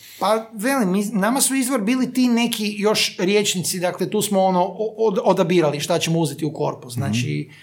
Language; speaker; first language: Croatian; native; Croatian